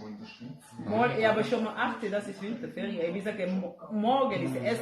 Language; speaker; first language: German; non-native, learner; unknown